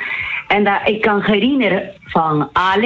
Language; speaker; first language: Dutch; non-native, learner; Spanish